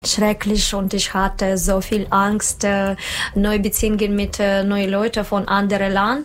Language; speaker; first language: German; non-native, learner; Russian